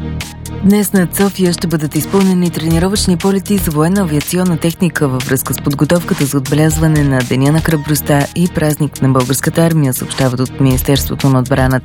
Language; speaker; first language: Bulgarian; native; Bulgarian